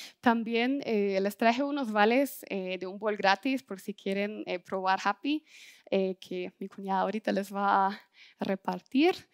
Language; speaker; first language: Spanish; non-native, fluent; German